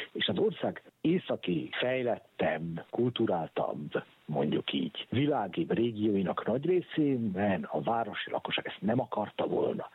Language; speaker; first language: Hungarian; native; Hungarian